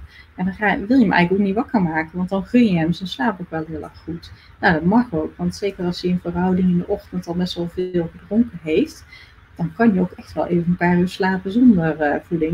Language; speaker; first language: Dutch; native; Dutch